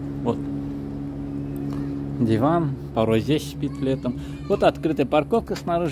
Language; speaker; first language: Russian; native; Russian